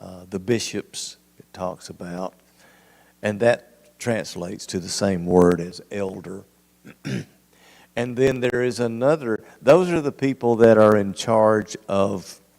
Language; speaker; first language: English; native; English